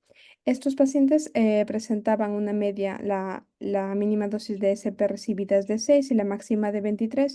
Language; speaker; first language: Spanish; native; Spanish